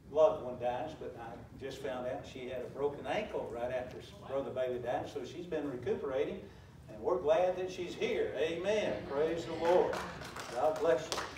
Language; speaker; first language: English; native; English